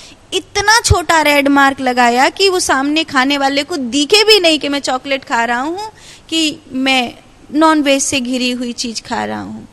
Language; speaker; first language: Hindi; native; Hindi